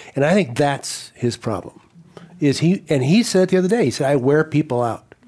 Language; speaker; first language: English; native; English